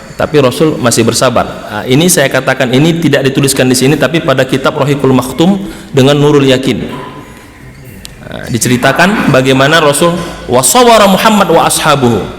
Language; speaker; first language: Indonesian; native; Indonesian